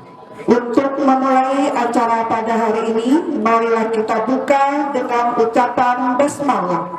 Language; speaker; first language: Indonesian; native; Indonesian